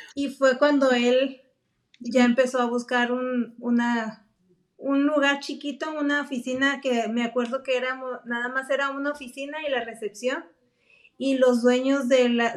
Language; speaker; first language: Spanish; native; Spanish